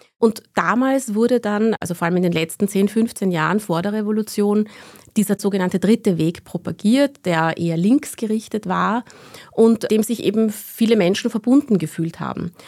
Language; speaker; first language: German; early bilingual, other home language; Persian